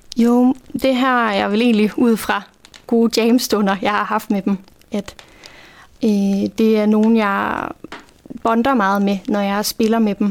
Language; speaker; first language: Danish; native; Danish